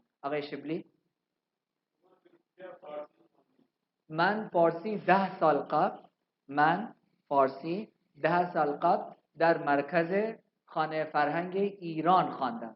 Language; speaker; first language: Persian; non-native, fluent; Urdu